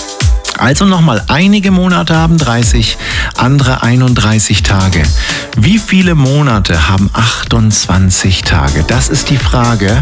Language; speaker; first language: German; native; German